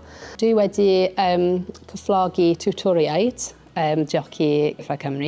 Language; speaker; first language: Welsh; non-native, local second language; English